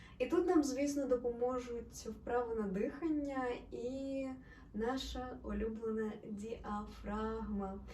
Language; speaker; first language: Ukrainian; non-native, local second language; Russian